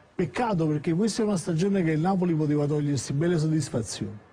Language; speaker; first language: Italian; native; Italian